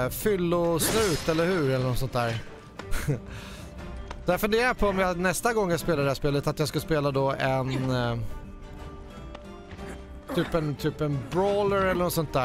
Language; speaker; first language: Swedish; native; Swedish